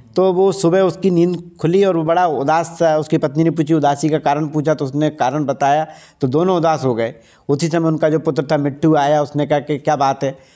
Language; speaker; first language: Hindi; native; Hindi